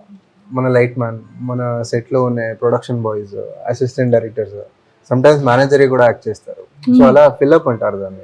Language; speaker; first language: Telugu; non-native, fluent; Tamil